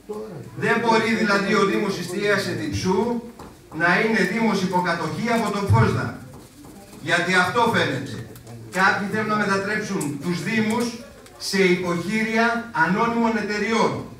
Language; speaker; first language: Greek; native; Greek